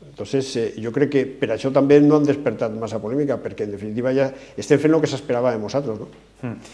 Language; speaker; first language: Catalan; native; Catalan